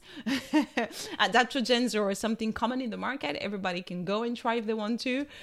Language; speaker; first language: English; non-native, fluent; French